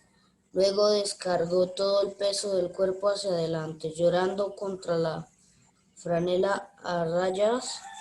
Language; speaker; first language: Spanish; native; Spanish